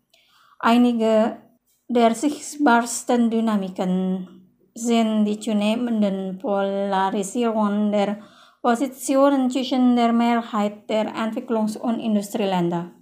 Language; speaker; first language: German; non-native, fluent; Indonesian